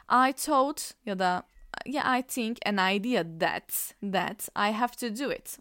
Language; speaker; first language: English; non-native, fluent; Turkish